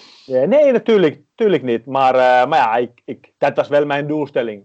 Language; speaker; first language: Dutch; non-native, fluent; Finnish